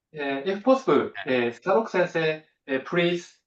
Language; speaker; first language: English; non-native, fluent; Japanese